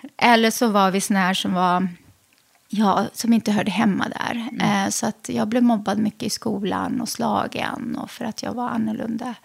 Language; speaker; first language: Swedish; early bilingual, other home language; Arabic